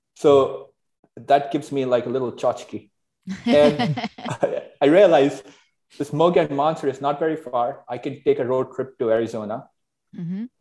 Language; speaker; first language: English; non-native, local second language; Hindi